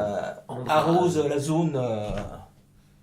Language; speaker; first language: French; native; French